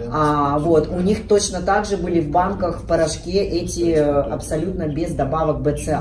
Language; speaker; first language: Russian; native; Russian